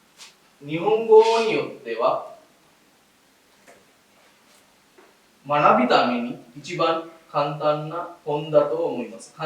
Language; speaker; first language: Japanese; non-native, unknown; Sinhala